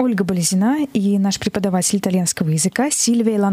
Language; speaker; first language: Russian; native; Russian